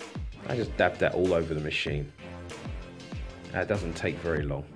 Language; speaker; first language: English; native; English